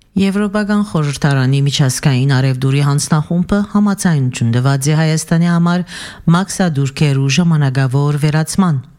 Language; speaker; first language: Armenian; early bilingual, heritage; Armenian